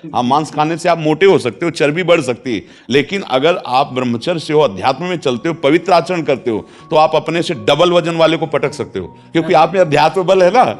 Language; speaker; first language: Hindi; native; Hindi